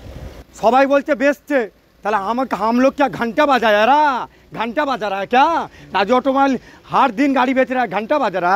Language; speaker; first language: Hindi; non-native, local second language; Bangla